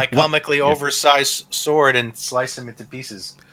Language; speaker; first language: English; native; English